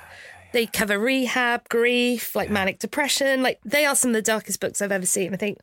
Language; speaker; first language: English; native; English